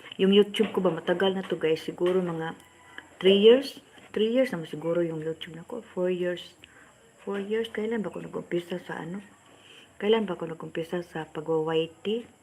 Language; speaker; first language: Filipino; non-native, local second language; Cebuano